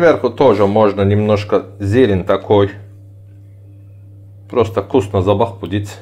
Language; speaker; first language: Russian; non-native, learner; Turkish